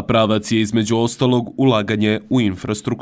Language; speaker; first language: Bosnian; native; Bosnian